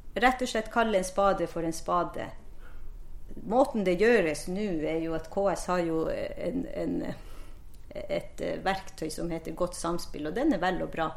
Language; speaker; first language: Norwegian; non-native, local second language; Northern Sami